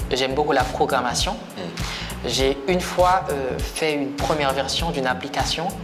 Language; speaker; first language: French; non-native, local second language; Haitian Creole